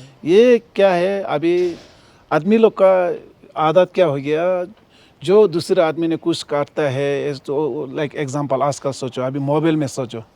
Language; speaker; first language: Hindi; non-native, local second language; Ladakhi